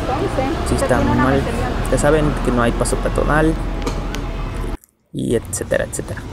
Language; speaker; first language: Spanish; native; Spanish